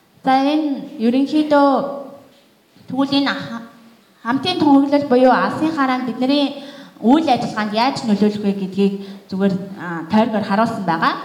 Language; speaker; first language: Mongolian; native; Mongolian